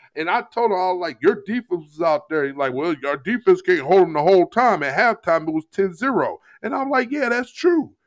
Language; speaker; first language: English; native; English